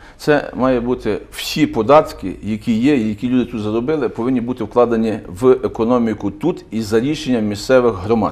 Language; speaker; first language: Ukrainian; native; Ukrainian